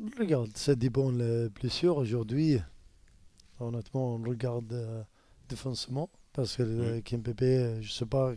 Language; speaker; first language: French; non-native, learner; Arabic